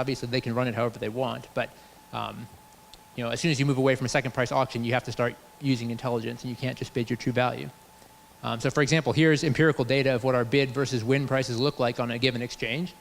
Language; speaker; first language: English; native; English